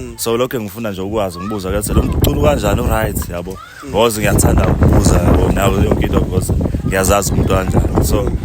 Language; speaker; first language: Zulu; native; Zulu